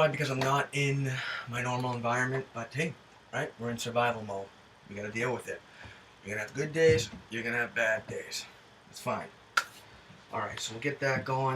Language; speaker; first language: English; native; English